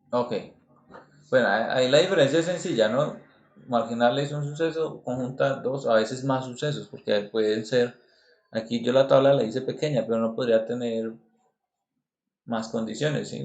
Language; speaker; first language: Spanish; native; Spanish